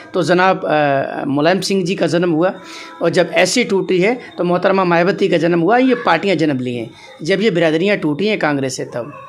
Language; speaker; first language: Hindi; native; Hindi